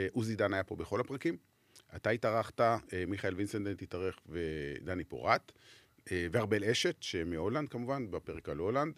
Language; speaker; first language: Hebrew; native; Hebrew